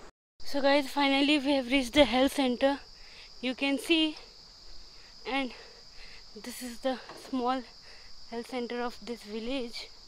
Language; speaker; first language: English; non-native, local second language; Hindi